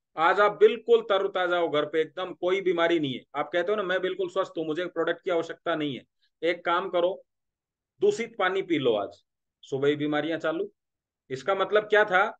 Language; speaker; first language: Hindi; non-native, local second language; Marathi